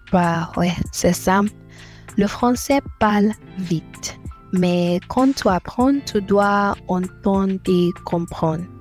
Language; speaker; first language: French; non-native, learner; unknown